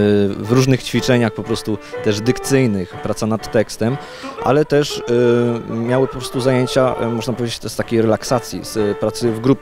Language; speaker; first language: Polish; native; Polish